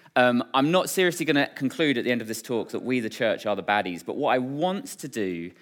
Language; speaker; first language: English; native; English